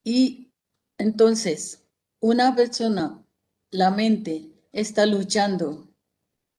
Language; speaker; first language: Spanish; non-native, fluent; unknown